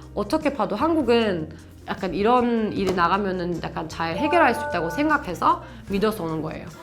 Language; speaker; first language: Korean; non-native, fluent; German